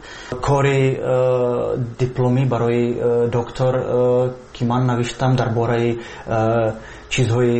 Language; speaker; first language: Persian; non-native, fluent; Czech